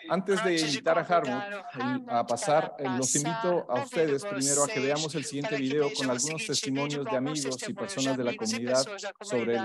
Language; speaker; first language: Spanish; native; Spanish